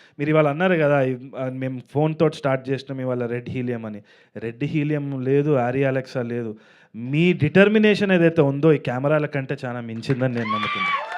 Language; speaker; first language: Telugu; native; Telugu